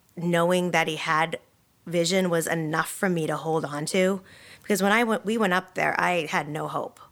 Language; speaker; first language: English; native; English